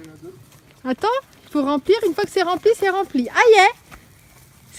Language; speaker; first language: French; native; French